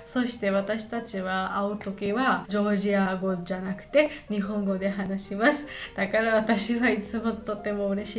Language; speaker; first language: Japanese; non-native, learner; Georgian